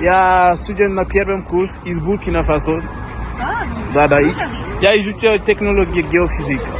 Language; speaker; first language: Russian; non-native, learner; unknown